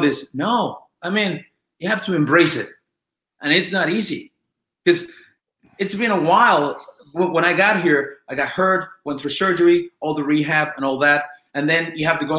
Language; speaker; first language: English; non-native, fluent; Spanish